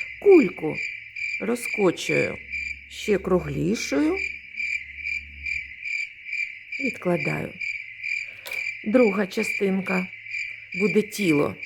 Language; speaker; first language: Ukrainian; native; Ukrainian